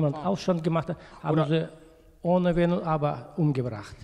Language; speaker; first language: German; non-native, learner; Russian